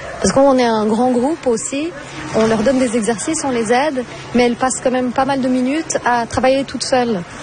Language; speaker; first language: French; non-native, fluent; Portuguese